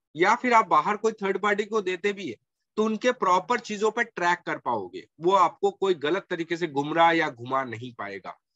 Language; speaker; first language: Hindi; non-native, local second language; Marathi